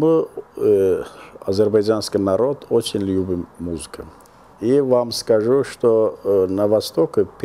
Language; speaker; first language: Russian; non-native, local second language; Azerbaijani